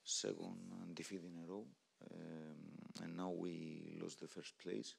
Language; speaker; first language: English; non-native, local second language; Greek